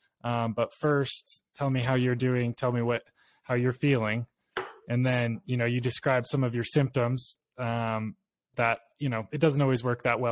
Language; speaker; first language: English; native; English